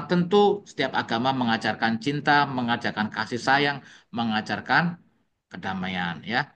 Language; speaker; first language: Indonesian; native; Indonesian